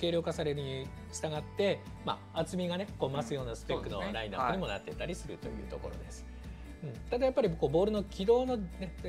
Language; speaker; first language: Japanese; native; Japanese